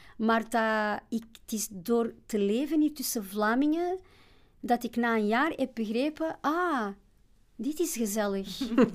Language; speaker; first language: Dutch; non-native, fluent; Portuguese